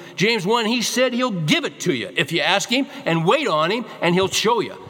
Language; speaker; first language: English; native; English